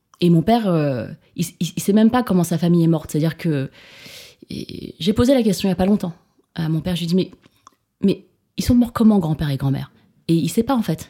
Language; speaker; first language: French; early bilingual, other home language; Chinese